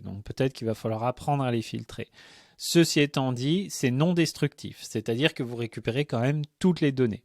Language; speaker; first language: French; native; French